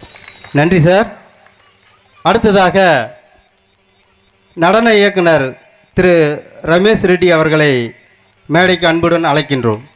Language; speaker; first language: Tamil; native; Tamil